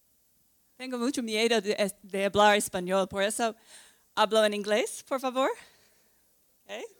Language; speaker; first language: Spanish; non-native, learner; English